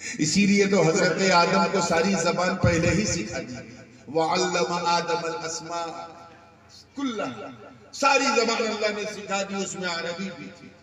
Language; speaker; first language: Urdu; native; Urdu